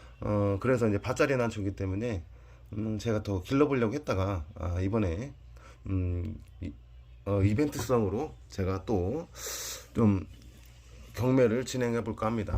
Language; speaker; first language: Korean; native; Korean